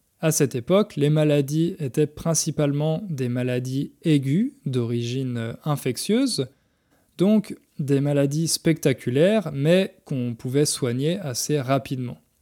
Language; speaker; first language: French; native; French